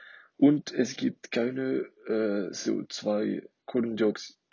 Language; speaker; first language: German; non-native, learner; French